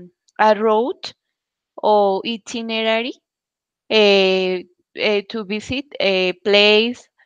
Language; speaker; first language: English; non-native, learner; Spanish